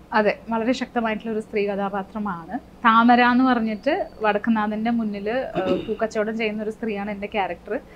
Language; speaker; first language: Malayalam; native; Malayalam